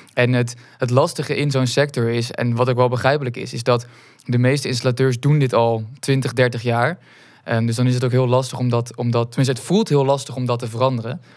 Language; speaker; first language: Dutch; native; Dutch